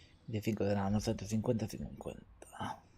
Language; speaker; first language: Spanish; non-native, local second language; Galician